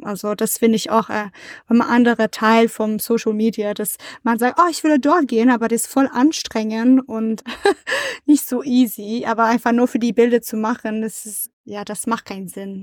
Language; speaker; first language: German; non-native, learner; French